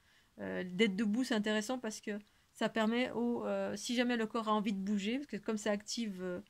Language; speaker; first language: French; native; French